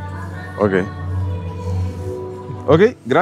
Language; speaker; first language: Spanish; non-native, learner; Haitian Creole